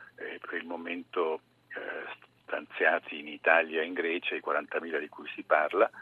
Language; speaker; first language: Italian; native; Italian